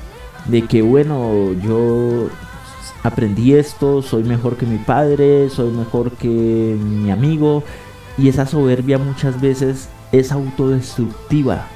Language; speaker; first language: Spanish; native; Spanish